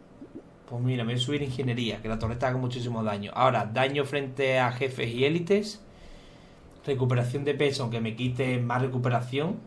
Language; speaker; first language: Spanish; native; Spanish